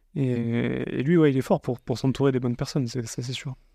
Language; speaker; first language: French; native; French